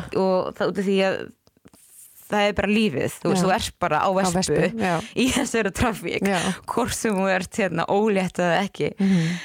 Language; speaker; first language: Icelandic; non-native, fluent; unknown